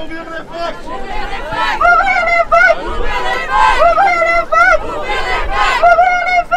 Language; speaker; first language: French; native; French